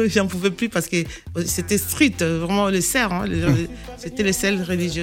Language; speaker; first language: French; non-native, local second language; Lingala